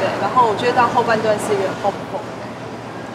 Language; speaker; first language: Chinese; native; Chinese